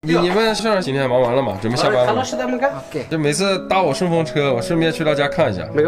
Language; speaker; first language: Chinese; native; Chinese